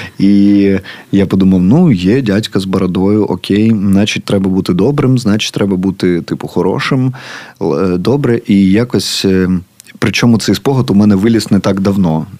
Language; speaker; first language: Ukrainian; native; Ukrainian